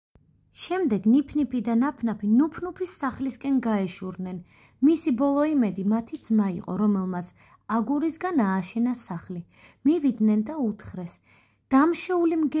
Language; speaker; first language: Georgian; native; Georgian